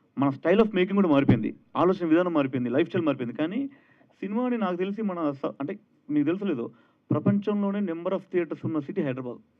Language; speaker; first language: Telugu; native; Telugu